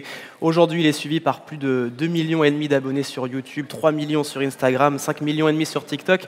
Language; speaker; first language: French; native; French